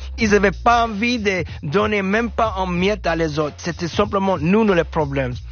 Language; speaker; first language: French; non-native, fluent; English